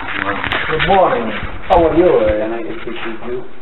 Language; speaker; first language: English; non-native, learner; Russian